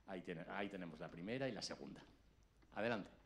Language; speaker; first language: Spanish; native; Spanish